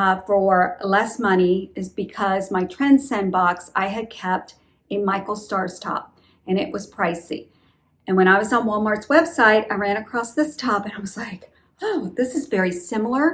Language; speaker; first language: English; native; English